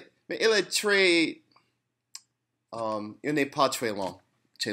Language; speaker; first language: French; non-native, learner; English